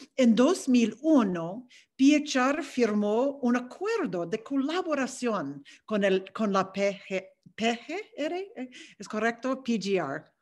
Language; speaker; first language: Spanish; non-native, fluent; English